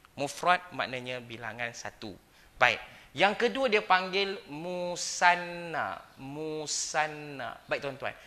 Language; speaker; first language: Malay; native; Malay